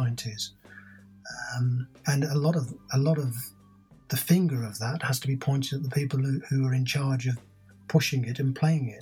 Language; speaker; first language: English; native; English